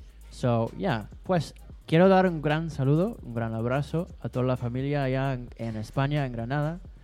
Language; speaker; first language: Spanish; non-native, learner; English